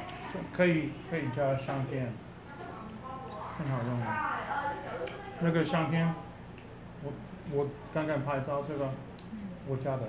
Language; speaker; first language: Chinese; non-native, learner; English